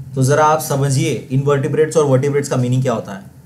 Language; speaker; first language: Hindi; non-native, local second language; Marathi